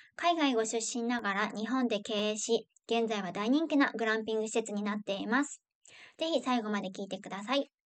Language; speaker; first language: Japanese; native; Japanese